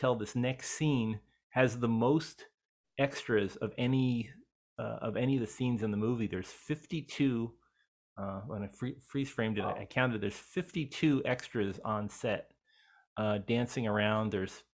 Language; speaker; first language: English; native; English